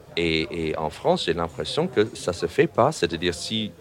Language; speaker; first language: French; non-native, fluent; English